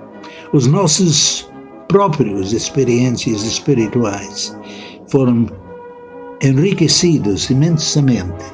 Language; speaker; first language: Portuguese; non-native, fluent; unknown